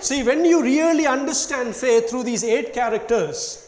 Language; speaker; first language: English; non-native, local second language; Tamil